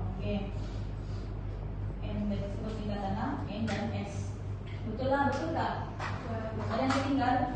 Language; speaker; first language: Malay; native; Malay